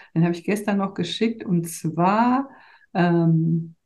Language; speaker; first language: German; native; German